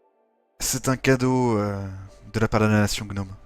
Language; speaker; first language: French; native; French